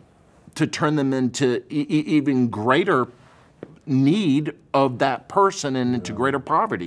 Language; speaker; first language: English; native; English